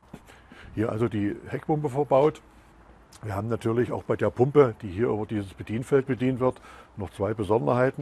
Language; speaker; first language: German; native; German